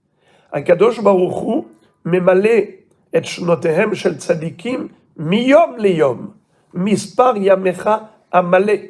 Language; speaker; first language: Hebrew; non-native, fluent; French